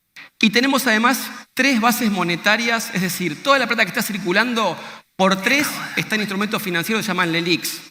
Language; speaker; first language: Spanish; native; Spanish